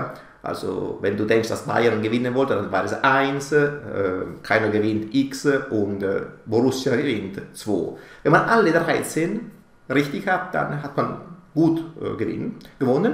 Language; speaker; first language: German; non-native, fluent; Italian